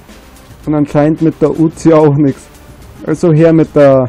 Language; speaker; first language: German; native; German